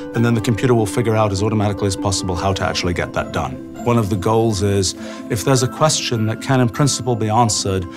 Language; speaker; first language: English; native; English